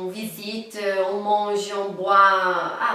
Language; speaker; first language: French; non-native, fluent; Portuguese